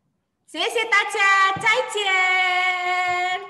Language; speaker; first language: Chinese; non-native, fluent; Indonesian